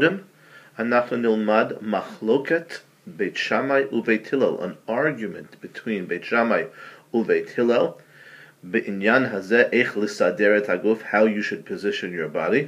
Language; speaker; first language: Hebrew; non-native, fluent; English